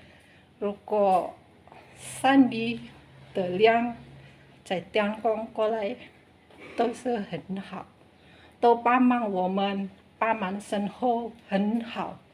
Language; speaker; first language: Chinese; non-native, learner; Indonesian